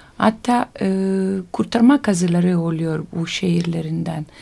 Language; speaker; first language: Turkish; non-native, learner; Italian